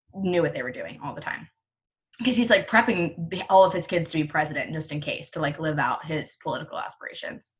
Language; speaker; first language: English; native; English